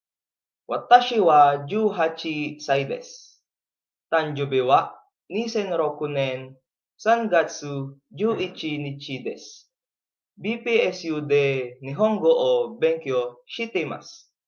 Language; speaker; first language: Japanese; non-native, learner; Filipino